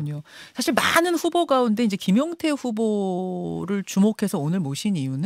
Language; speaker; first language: Korean; native; Korean